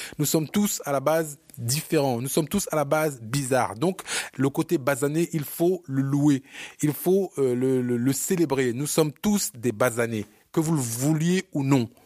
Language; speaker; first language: French; early bilingual, other home language; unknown